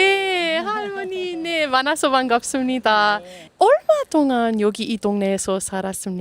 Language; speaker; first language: Korean; non-native, learner; English